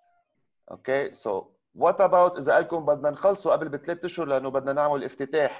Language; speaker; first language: Arabic; native; Arabic